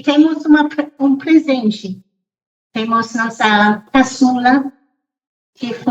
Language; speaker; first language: Portuguese; non-native, fluent; English